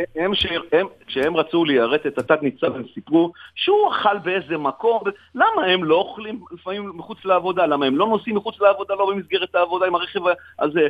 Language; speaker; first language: Hebrew; native; Hebrew